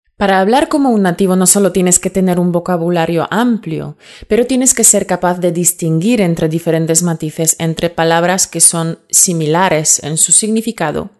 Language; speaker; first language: Spanish; non-native, fluent; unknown